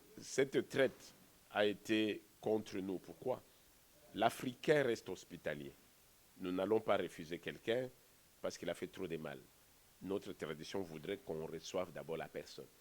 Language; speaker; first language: French; non-native, local second language; Kongo